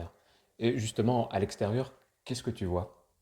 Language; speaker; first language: French; native; French